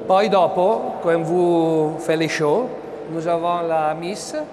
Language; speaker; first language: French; non-native, fluent; Italian